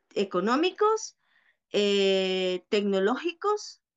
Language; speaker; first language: Spanish; native; Spanish